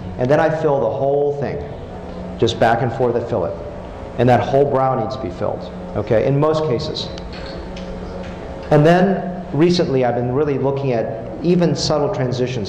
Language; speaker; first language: English; native; English